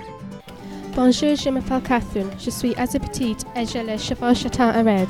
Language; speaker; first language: French; non-native, learner; English